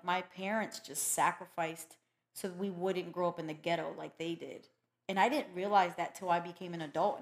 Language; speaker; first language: English; early bilingual, other home language; Spanish